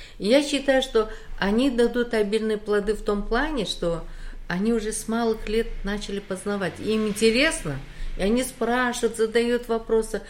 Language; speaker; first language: Russian; native; Russian